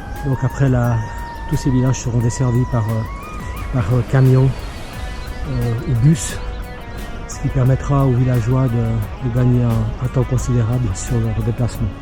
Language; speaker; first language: French; native; French